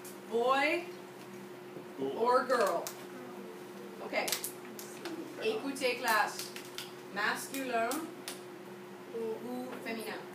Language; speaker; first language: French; non-native, fluent; English